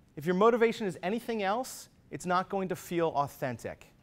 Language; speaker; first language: English; native; English